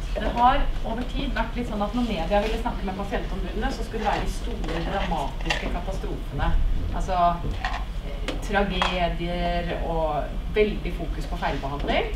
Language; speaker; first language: Norwegian; native; Norwegian